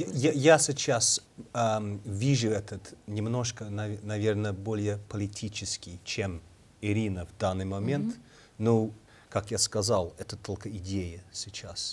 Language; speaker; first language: Russian; non-native, learner; English